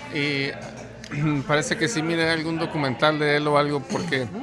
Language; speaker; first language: Spanish; native; Spanish